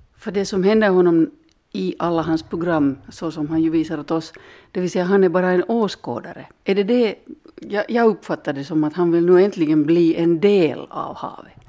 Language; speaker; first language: Swedish; native; Swedish